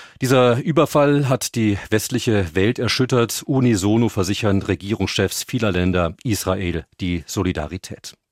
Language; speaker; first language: German; native; German